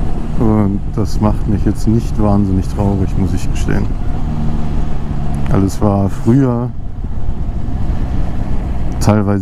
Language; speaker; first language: German; native; German